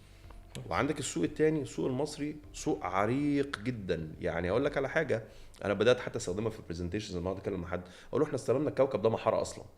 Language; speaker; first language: Arabic; native; Arabic